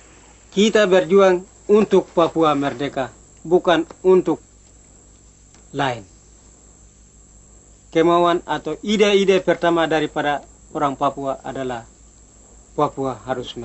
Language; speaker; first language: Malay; non-native, local second language; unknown